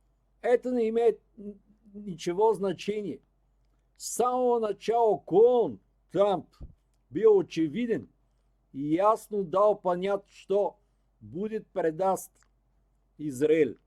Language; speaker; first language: Russian; non-native, learner; Bulgarian